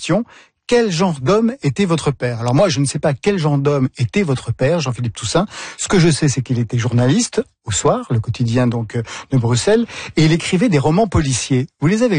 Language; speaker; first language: French; native; French